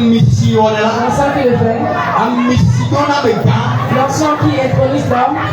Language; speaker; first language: French; non-native, local second language; Ewe